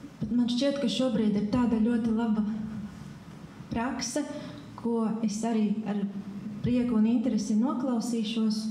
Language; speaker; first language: Latvian; native; Latvian